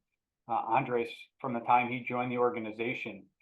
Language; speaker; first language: English; native; English